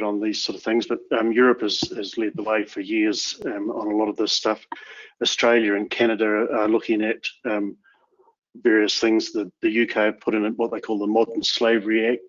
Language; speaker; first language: English; native; English